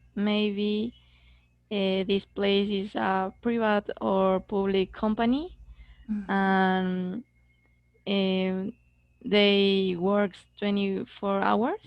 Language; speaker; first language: English; non-native, learner; Spanish